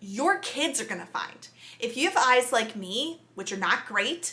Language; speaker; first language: English; native; English